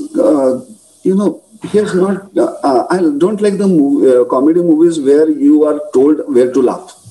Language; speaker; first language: English; non-native, local second language; Marathi